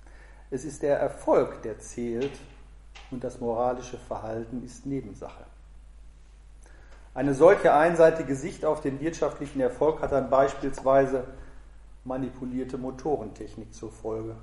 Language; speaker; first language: German; native; German